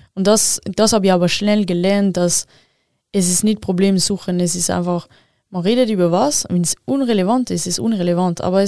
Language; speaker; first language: German; non-native, local second language; French